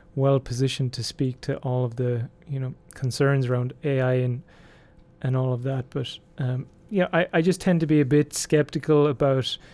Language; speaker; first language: English; native; English